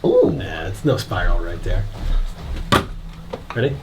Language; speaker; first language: English; native; English